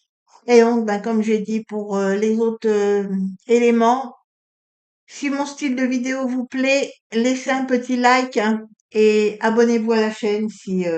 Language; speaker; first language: French; native; French